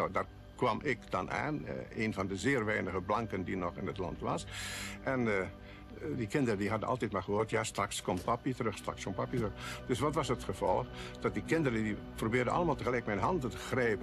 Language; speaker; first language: Dutch; native; Dutch